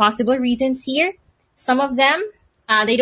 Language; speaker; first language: English; non-native, local second language; Filipino